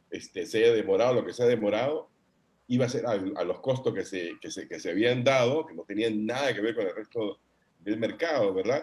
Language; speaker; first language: Spanish; native; Spanish